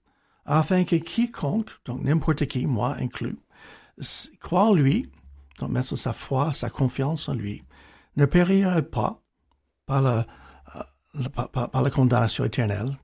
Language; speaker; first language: French; non-native, fluent; English